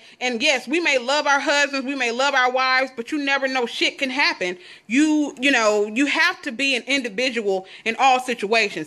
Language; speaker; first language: English; native; English